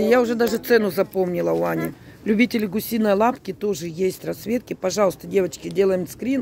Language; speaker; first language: Russian; native; Russian